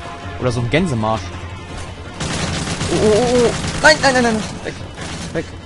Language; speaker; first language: German; native; German